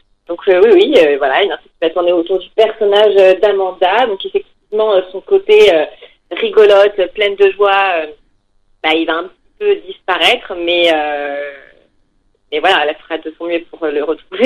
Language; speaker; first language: French; native; French